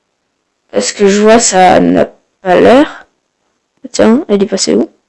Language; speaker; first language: French; native; French